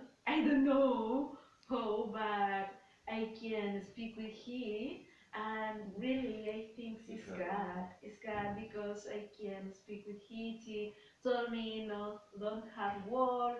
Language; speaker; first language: English; non-native, learner; Spanish